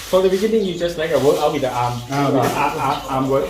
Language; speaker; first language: English; non-native, learner; Thai